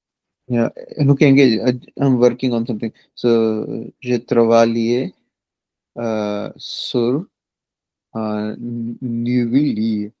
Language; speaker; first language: French; non-native, learner; Punjabi